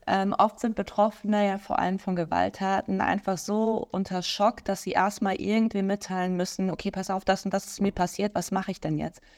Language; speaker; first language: German; native; German